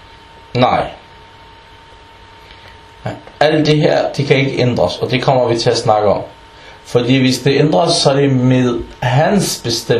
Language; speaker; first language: Danish; early bilingual, other home language; Arabic